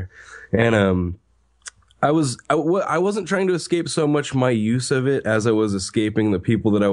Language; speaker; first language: English; native; English